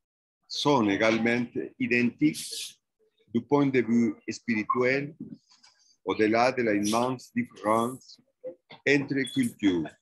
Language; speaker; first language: French; non-native, fluent; Spanish